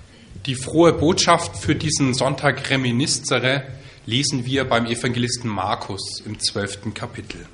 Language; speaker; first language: German; native; German